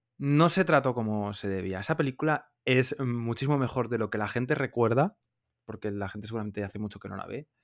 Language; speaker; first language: Spanish; native; Spanish